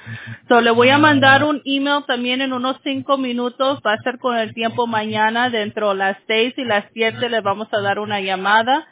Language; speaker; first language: Spanish; early bilingual, heritage; Spanish